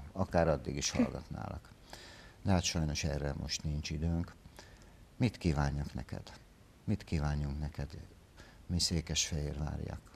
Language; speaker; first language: Hungarian; native; Hungarian